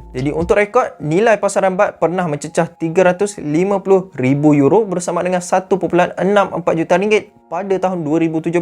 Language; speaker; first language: Malay; native; Malay